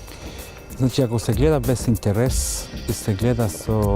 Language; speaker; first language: Macedonian; non-native, local second language; Albanian